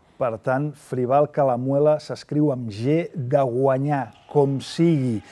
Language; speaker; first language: Catalan; native; Catalan